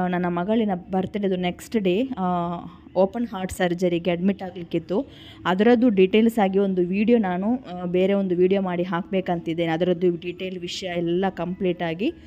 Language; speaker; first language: Kannada; non-native, local second language; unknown